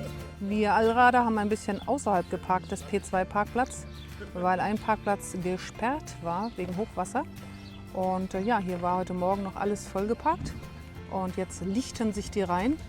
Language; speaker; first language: German; native; German